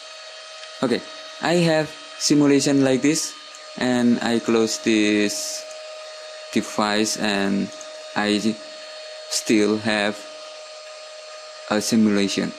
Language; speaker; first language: English; non-native, learner; Indonesian